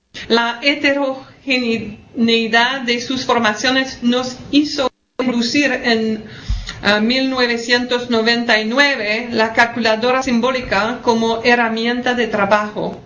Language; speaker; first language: Spanish; non-native, fluent; French